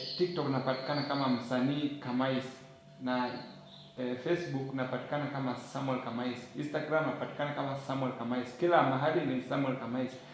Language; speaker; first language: Swahili; non-native, local second language; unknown